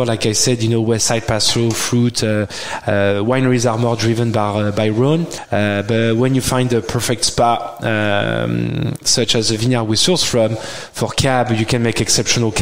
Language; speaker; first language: English; non-native, fluent; French